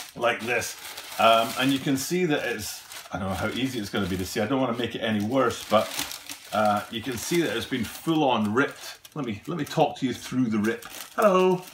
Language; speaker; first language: English; native; English